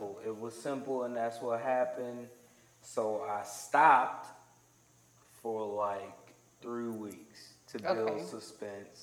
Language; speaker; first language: English; native; English